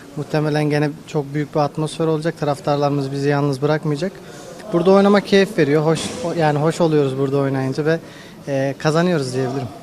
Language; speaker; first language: Turkish; native; Turkish